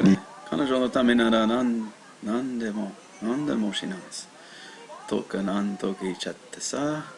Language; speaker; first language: Japanese; non-native, learner; English